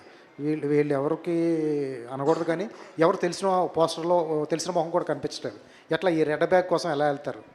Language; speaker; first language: Telugu; native; Telugu